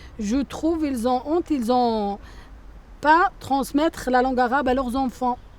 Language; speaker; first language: French; non-native, local second language; Arabic